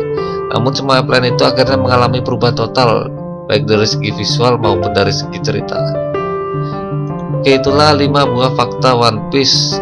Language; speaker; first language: Indonesian; native; Indonesian